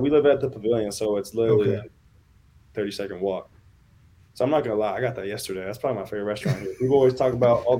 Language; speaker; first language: English; native; English